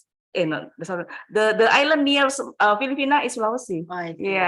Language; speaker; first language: English; non-native, fluent; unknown